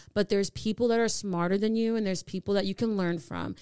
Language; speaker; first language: English; native; English